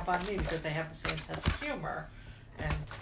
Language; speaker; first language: English; native; English